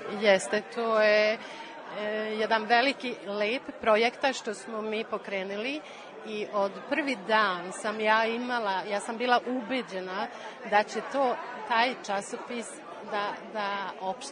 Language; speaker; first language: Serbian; non-native, learner; Swedish